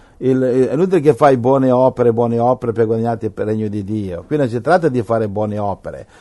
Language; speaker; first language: Italian; native; Italian